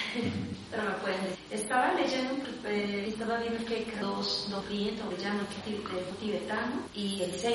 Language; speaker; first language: Spanish; native; Spanish